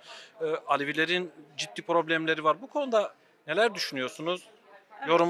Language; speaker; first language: Turkish; native; Turkish